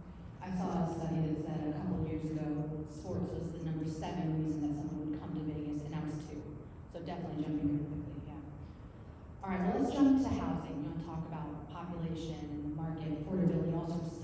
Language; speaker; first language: English; native; English